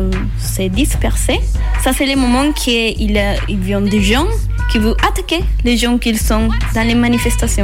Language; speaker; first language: French; non-native, learner; Spanish